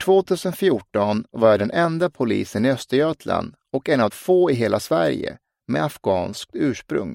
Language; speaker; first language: Swedish; early bilingual, other home language; Persian